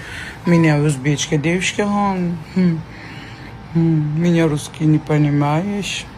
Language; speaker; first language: Russian; non-native, learner; Uzbek